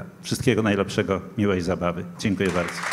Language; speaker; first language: Polish; native; Polish